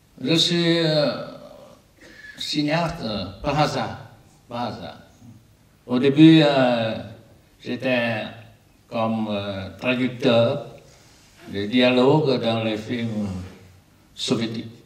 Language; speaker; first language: French; non-native, learner; Vietnamese